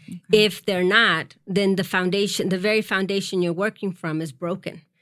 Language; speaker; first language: English; early bilingual, other home language; Spanish